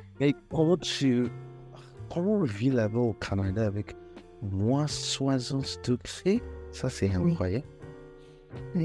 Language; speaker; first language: French; non-native, fluent; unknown